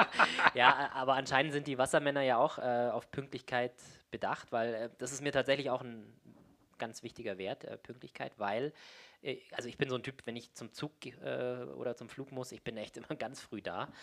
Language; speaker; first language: German; native; German